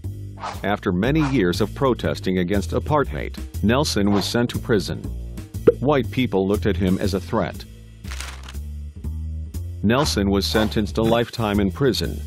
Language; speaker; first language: English; non-native, fluent; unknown